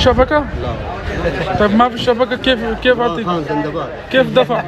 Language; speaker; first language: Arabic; non-native, learner; Urdu